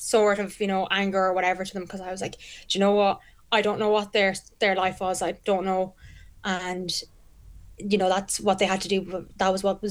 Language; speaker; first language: English; native; English